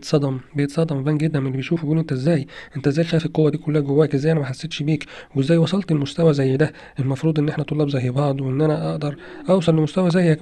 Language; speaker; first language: Arabic; native; Arabic